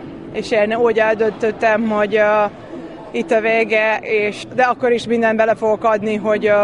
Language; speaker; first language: Hungarian; non-native, fluent; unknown